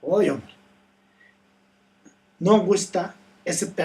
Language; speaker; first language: Spanish; non-native, learner; Tibetan